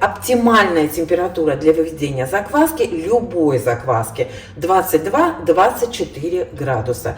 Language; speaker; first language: Russian; native; Russian